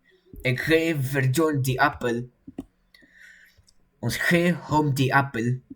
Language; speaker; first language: Afrikaans; non-native, learner; English